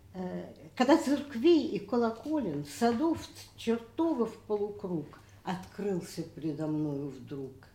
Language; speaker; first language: Russian; native; Russian